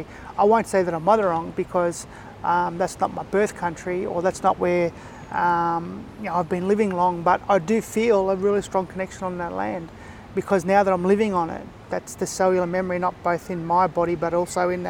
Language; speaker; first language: English; native; English